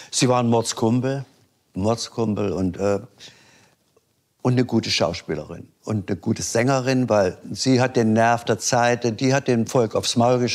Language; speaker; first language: German; native; German